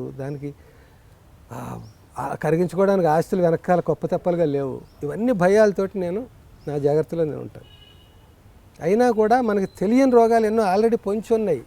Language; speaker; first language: Telugu; native; Telugu